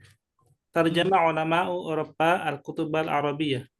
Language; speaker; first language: Arabic; non-native, fluent; Indonesian